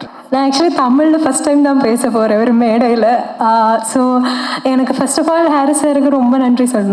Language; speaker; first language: Tamil; non-native, learner; Malayalam